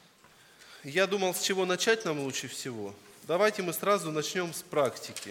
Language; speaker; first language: Russian; native; Russian